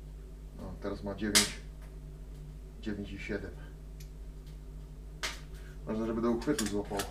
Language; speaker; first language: Polish; native; Polish